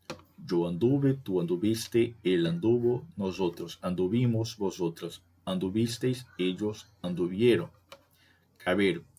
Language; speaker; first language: Spanish; non-native, fluent; Portuguese